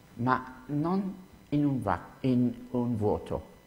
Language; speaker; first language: Italian; non-native, fluent; English